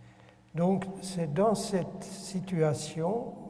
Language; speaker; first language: French; non-native, fluent; Hungarian